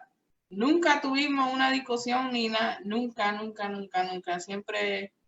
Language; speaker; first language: Spanish; early bilingual, heritage; Spanish